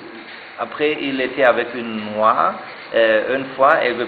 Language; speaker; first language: French; non-native, learner; German